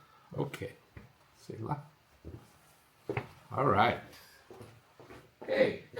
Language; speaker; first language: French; non-native, learner; English